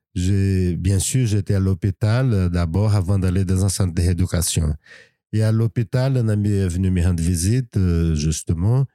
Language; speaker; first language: French; non-native, fluent; Portuguese